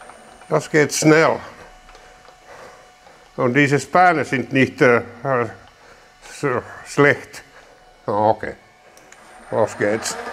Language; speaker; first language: German; non-native, learner; Finnish